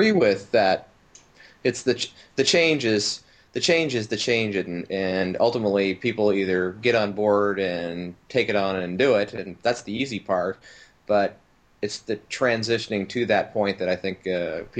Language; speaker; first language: English; native; English